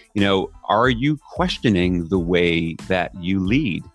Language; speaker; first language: English; native; English